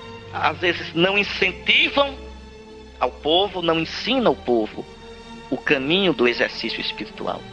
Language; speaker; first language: Portuguese; native; Portuguese